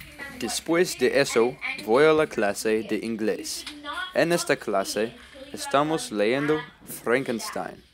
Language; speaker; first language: Spanish; non-native, learner; English